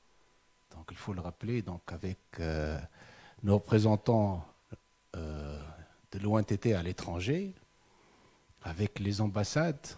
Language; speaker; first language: French; non-native, local second language; Arabic